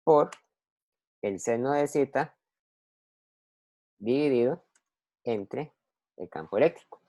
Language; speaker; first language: Spanish; native; Spanish